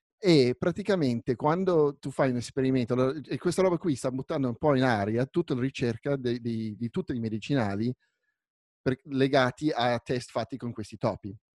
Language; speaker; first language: Italian; native; Italian